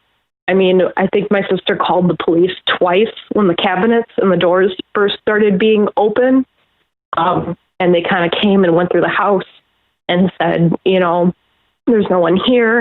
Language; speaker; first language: English; native; English